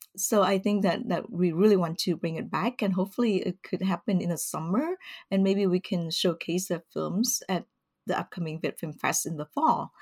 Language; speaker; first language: English; early bilingual, other home language; Vietnamese